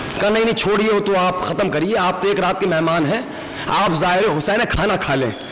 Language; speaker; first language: Urdu; native; Urdu